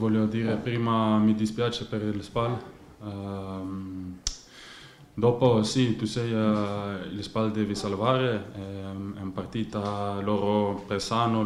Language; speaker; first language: Italian; non-native, learner; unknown